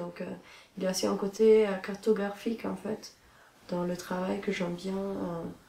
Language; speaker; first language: French; non-native, fluent; Italian